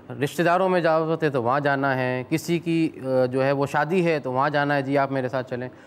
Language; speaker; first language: Urdu; native; Urdu